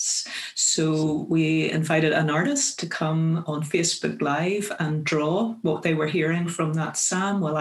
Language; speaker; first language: English; native; English